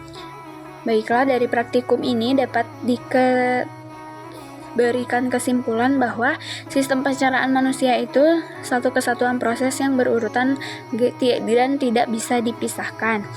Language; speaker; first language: Indonesian; native; Indonesian